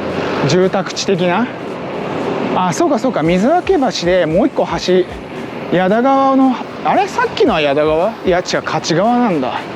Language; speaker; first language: Japanese; native; Japanese